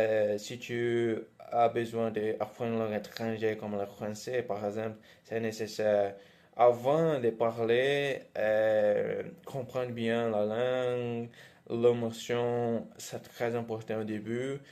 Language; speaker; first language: French; non-native, fluent; Portuguese